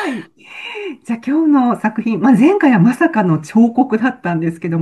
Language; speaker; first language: Japanese; native; Japanese